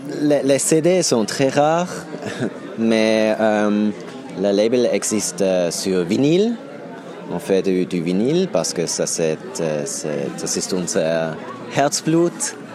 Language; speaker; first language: French; non-native, learner; German